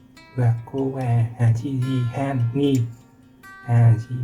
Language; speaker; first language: Japanese; non-native, learner; Vietnamese